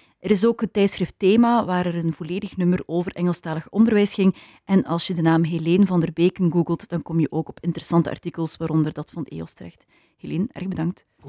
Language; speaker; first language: Dutch; native; Dutch